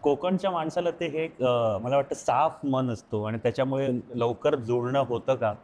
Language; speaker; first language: Marathi; non-native, local second language; Konkani